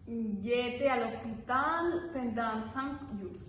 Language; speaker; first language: French; non-native, learner; Spanish